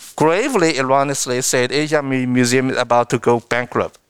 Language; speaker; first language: English; non-native, fluent; Chinese